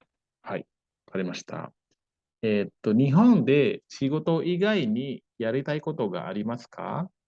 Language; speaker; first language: Japanese; non-native, fluent; Indonesian